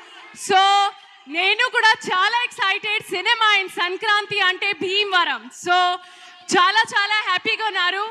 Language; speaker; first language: Telugu; non-native, learner; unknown